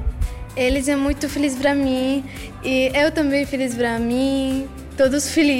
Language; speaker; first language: Portuguese; non-native, learner; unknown